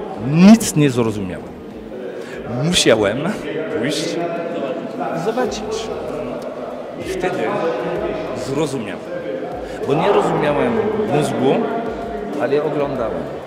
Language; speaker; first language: Polish; non-native, fluent; French